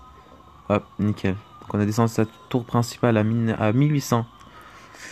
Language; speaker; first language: French; native; French